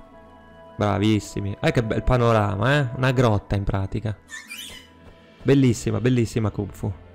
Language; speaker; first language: Italian; native; Italian